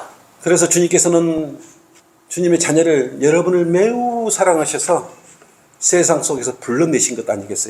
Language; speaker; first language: Korean; native; Korean